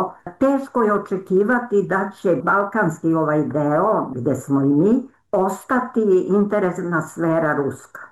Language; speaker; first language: Serbian; native; Serbian